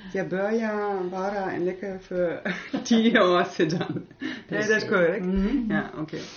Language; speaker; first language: Swedish; non-native, learner; German